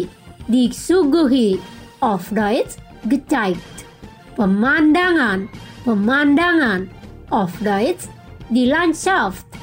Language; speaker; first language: German; non-native, fluent; Indonesian